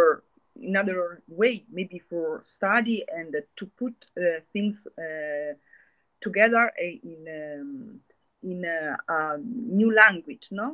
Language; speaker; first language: English; non-native, learner; Italian